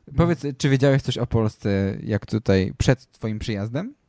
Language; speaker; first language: Polish; native; Polish